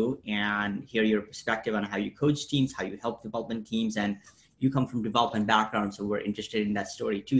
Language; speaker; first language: English; non-native, local second language; Nepali